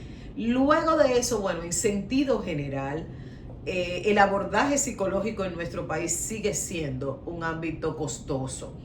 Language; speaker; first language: Spanish; native; Spanish